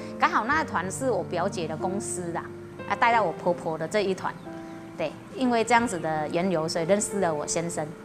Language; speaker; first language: Chinese; early bilingual, heritage; Chinese